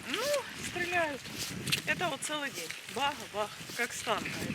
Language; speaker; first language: Russian; native; Russian